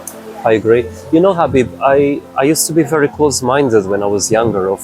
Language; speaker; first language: English; non-native, fluent; Portuguese